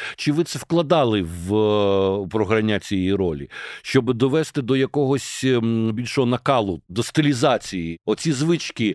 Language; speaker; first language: Ukrainian; native; Ukrainian